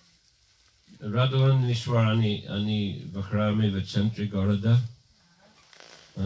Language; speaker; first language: Russian; non-native, fluent; English